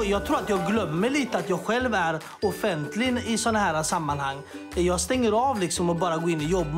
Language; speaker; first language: Swedish; native; Swedish